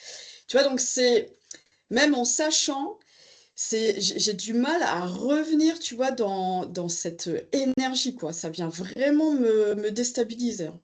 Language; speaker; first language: French; native; French